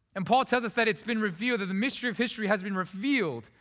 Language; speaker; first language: English; early bilingual, other home language; Korean